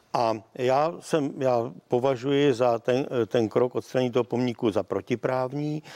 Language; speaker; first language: Czech; native; Czech